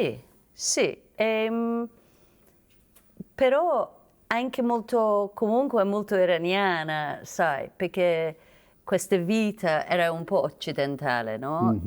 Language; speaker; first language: Italian; non-native, fluent; Persian